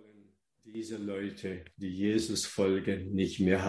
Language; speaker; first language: German; non-native, fluent; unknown